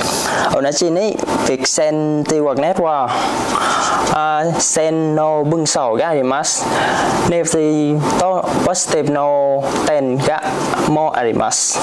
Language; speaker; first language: Japanese; non-native, learner; Vietnamese